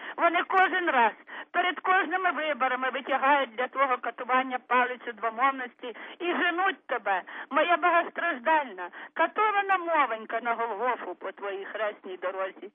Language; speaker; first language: Ukrainian; native; Ukrainian